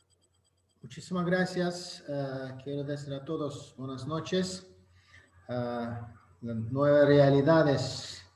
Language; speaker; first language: Spanish; non-native, fluent; Azerbaijani